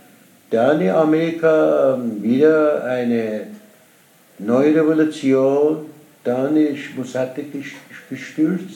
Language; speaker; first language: German; non-native, learner; Persian